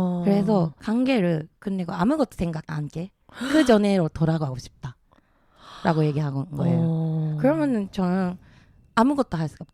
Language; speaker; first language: Korean; early bilingual, heritage; Japanese